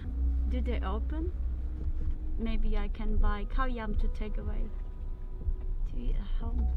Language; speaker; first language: English; non-native, learner; Thai